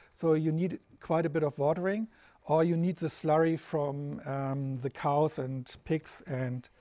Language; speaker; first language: English; non-native, fluent; German